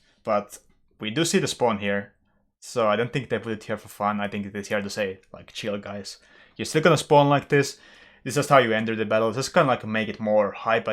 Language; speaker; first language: English; non-native, fluent; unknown